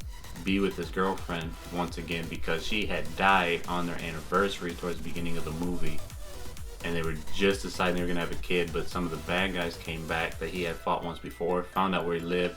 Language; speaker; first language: English; native; English